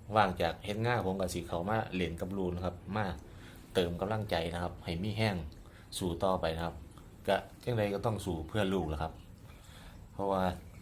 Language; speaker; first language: Thai; native; Thai